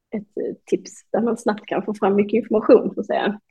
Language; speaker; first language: Swedish; native; Swedish